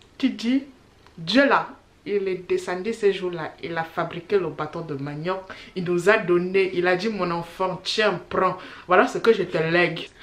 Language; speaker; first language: French; early bilingual, other home language; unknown